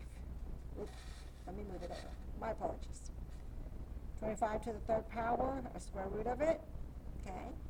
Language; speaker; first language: English; native; English